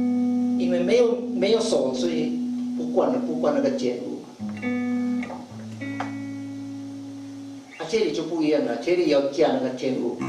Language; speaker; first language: Chinese; non-native, fluent; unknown